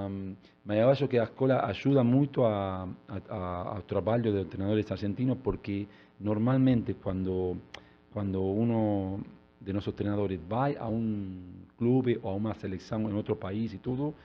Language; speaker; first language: Portuguese; non-native, learner; Spanish